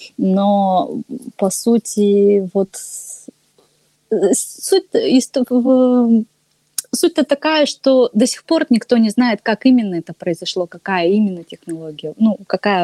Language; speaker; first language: Russian; native; Russian